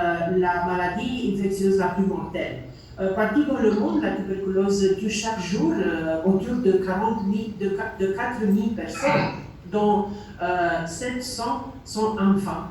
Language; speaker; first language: French; non-native, learner; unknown